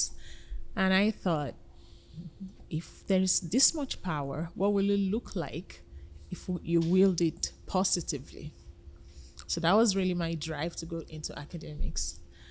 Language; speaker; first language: English; non-native, local second language; Yoruba